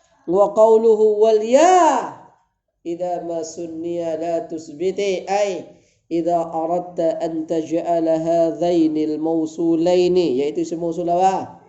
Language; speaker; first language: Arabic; non-native, fluent; Indonesian